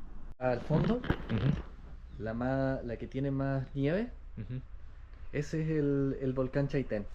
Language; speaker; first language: Spanish; native; Spanish